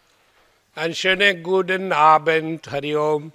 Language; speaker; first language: German; non-native, fluent; Hindi